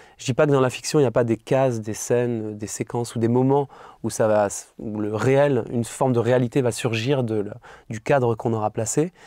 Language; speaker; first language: French; native; French